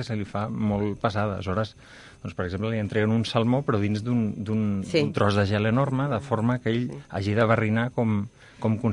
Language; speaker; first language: Catalan; native; Catalan